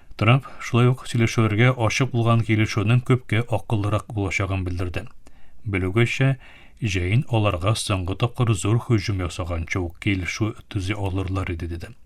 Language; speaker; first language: Tatar; early bilingual, heritage; Tatar